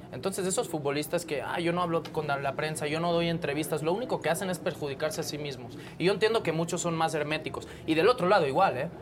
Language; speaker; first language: Spanish; non-native, local second language; Catalan